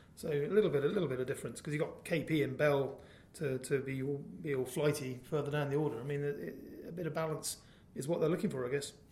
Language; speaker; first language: English; native; English